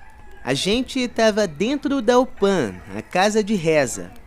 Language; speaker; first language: Portuguese; native; Portuguese